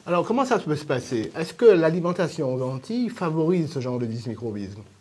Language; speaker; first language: French; native; French